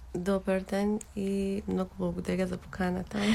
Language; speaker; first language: Bulgarian; non-native, learner; Persian